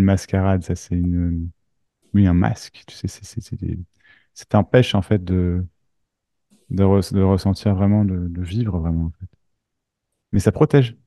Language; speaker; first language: French; native; French